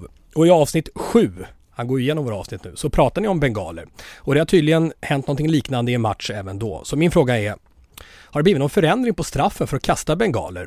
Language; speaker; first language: Swedish; native; Swedish